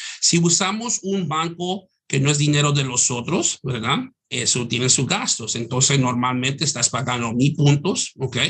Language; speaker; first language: Spanish; early bilingual, heritage; Spanish